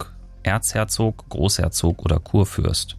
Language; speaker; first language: German; native; German